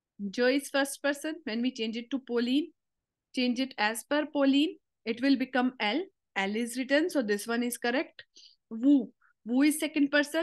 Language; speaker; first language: English; non-native, local second language; Hindi